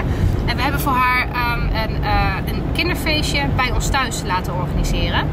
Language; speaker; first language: Dutch; native; Dutch